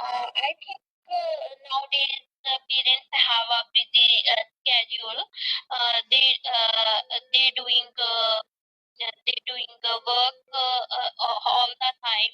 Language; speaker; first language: English; non-native, learner; Punjabi